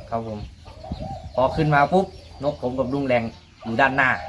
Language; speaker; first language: Thai; non-native, local second language; Northeastern Thai